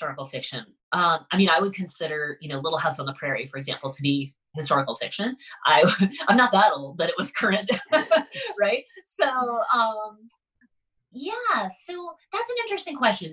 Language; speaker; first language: English; native; English